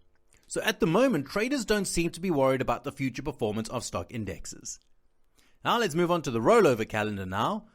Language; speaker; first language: English; non-native, fluent; Italian